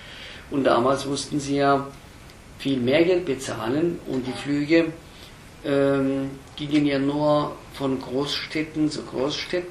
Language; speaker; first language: German; early bilingual, other home language; Turkish